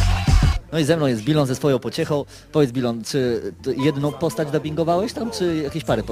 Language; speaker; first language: Polish; native; Polish